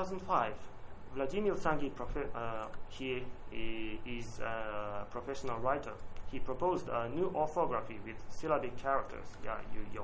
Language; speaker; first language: English; non-native, learner; Japanese